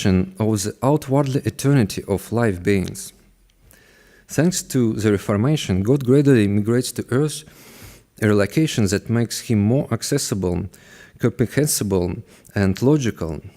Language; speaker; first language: English; non-native, fluent; Russian